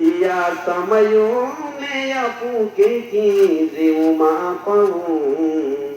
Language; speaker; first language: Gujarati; non-native, local second language; Bhili